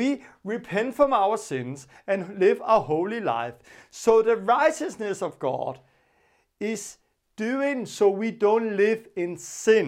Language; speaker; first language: English; non-native, fluent; Danish